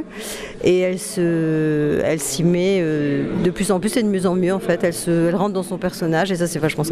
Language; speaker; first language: French; native; French